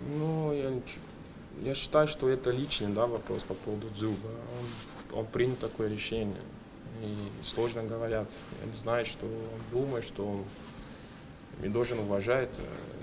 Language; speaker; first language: Russian; non-native, fluent; Portuguese